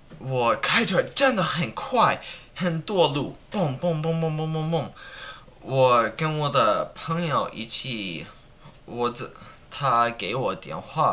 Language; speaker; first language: Chinese; non-native, learner; English